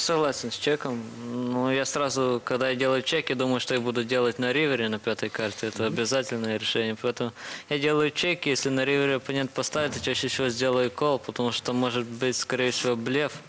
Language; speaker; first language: Russian; native; Russian